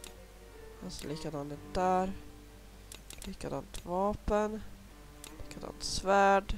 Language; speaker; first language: Swedish; native; Swedish